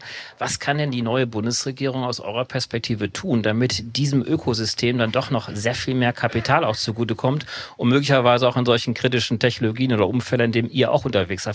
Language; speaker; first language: German; native; German